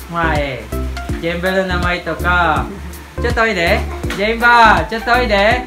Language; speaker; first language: Japanese; non-native, learner; Filipino